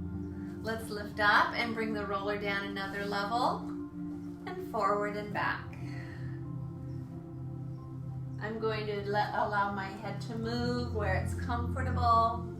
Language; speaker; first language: English; native; English